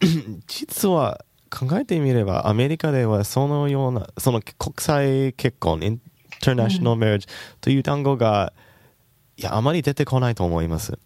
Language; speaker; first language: Japanese; non-native, learner; English